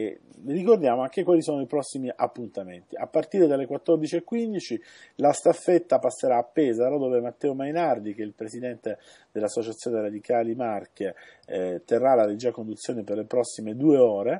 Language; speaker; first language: Italian; native; Italian